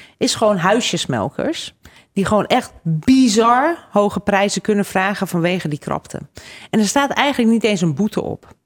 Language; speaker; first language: Dutch; native; Dutch